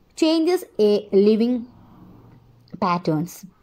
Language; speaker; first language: English; non-native, local second language; Malayalam